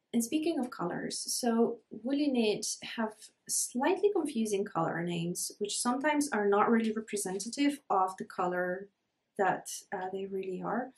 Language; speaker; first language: English; non-native, fluent; Polish